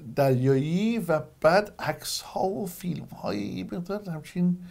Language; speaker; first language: Persian; native; Persian